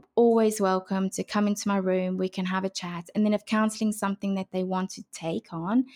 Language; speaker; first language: English; native; English